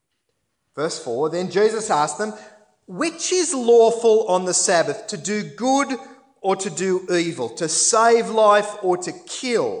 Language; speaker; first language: English; native; English